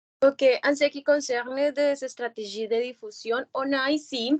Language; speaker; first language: French; non-native, learner; Spanish